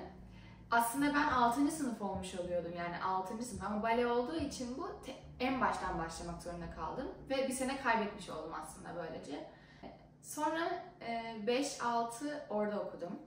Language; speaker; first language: Turkish; early bilingual, heritage; Turkish